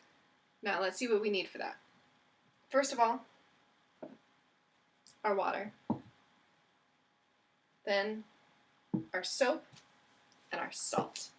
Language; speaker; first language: English; native; English